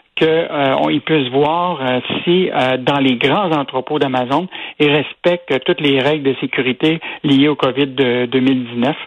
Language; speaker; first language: French; native; French